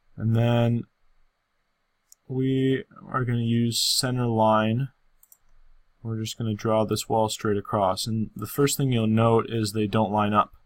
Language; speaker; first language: English; native; English